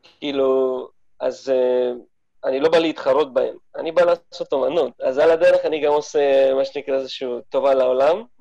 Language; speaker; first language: Hebrew; early bilingual, other home language; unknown